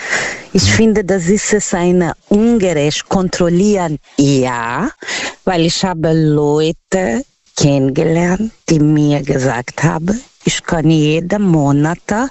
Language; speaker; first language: German; non-native, fluent; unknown